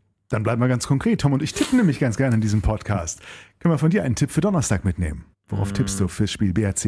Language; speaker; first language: German; native; German